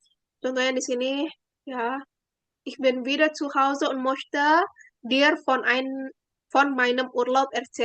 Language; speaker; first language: German; non-native, fluent; Indonesian